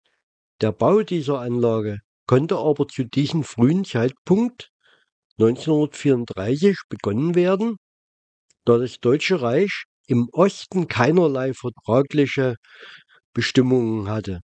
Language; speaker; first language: German; native; German